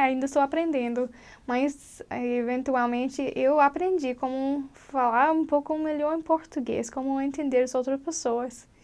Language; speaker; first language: Portuguese; non-native, learner; English